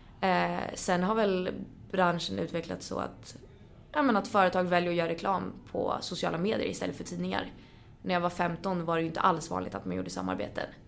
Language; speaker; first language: Swedish; native; Swedish